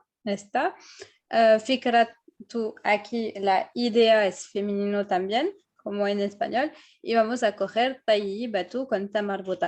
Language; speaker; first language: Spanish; non-native, fluent; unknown